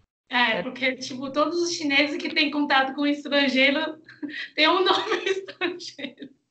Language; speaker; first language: Portuguese; non-native, fluent; Chinese